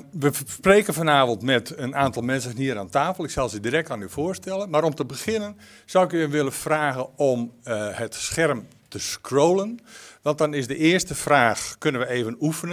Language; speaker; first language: Dutch; native; Dutch